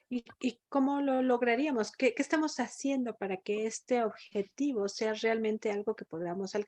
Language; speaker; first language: Spanish; native; Spanish